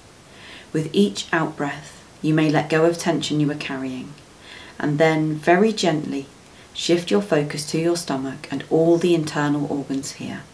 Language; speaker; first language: English; native; English